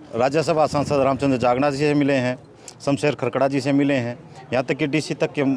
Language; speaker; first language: Hindi; native; Hindi